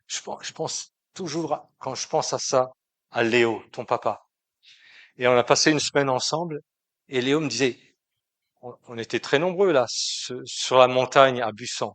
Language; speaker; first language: French; native; French